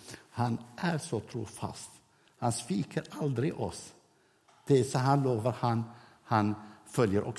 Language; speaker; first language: Swedish; non-native, fluent; Arabic